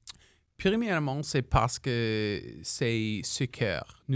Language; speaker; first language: French; non-native, local second language; English